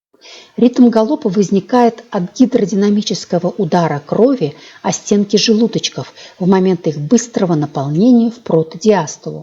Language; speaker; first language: Russian; native; Russian